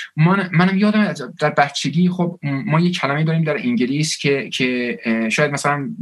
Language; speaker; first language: Persian; early bilingual, heritage; Persian